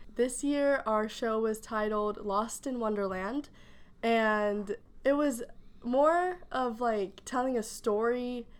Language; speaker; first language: English; early bilingual, other home language; Spanish